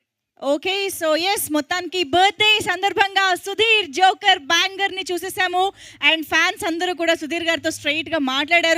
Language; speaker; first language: Telugu; native; Telugu